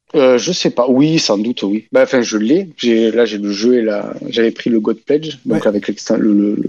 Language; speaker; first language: French; native; French